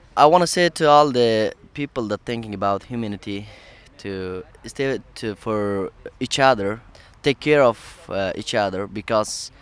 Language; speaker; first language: English; non-native, learner; Persian